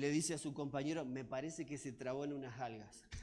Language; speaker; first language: Spanish; native; Spanish